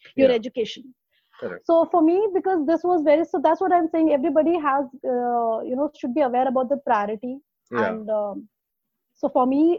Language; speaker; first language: English; non-native, local second language; Hindi